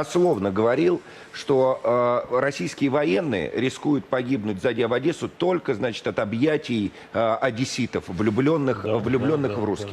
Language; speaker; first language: Russian; native; Russian